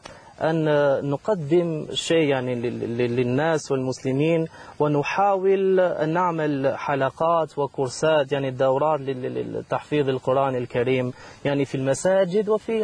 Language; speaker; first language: Arabic; non-native, fluent; Albanian